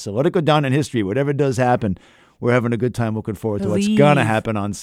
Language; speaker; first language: English; native; English